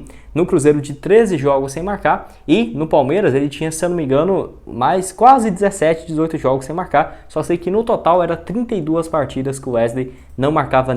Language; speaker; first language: Portuguese; native; Portuguese